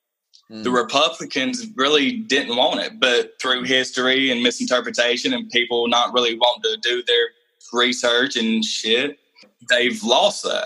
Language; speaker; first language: English; native; English